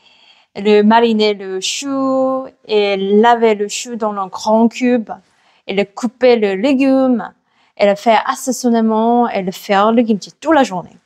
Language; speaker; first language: French; non-native, learner; Korean